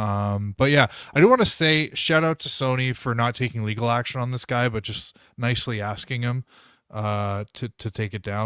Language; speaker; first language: English; native; English